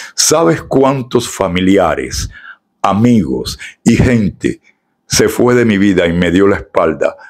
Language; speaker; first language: Spanish; native; Spanish